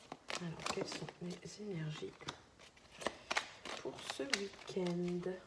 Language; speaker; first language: French; native; French